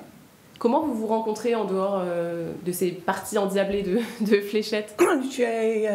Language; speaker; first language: French; native; French